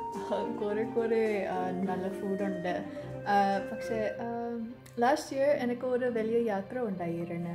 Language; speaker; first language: Malayalam; non-native, learner; English